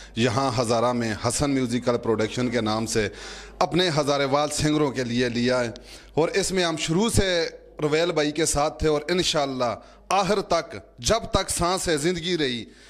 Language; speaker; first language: Urdu; non-native, local second language; Gujari